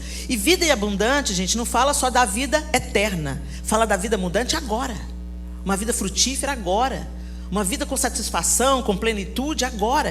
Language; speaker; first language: Portuguese; native; Portuguese